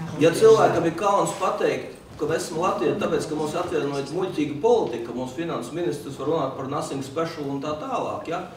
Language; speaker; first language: Latvian; non-native, local second language; Russian